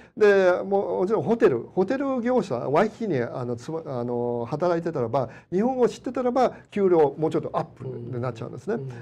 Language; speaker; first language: Japanese; native; Japanese